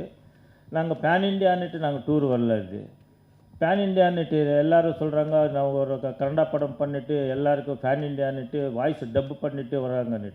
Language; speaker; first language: Tamil; non-native, learner; Kannada